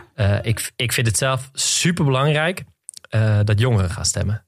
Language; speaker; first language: Dutch; native; Dutch